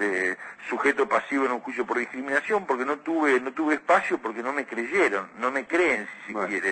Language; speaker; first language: Spanish; native; Spanish